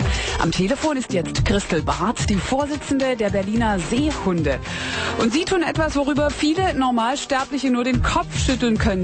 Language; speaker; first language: German; native; German